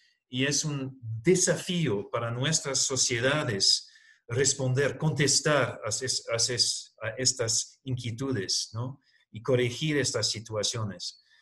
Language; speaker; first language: Spanish; non-native, fluent; English